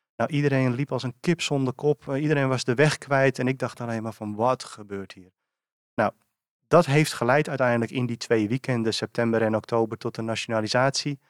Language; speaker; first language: Dutch; native; Dutch